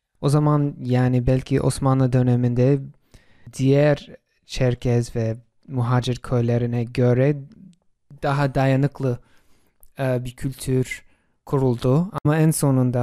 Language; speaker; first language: Turkish; non-native, fluent; English